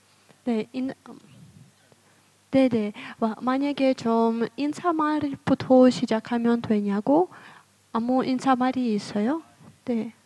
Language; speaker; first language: Korean; non-native, fluent; Russian